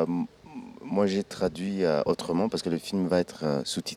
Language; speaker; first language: French; non-native, local second language; Kinyarwanda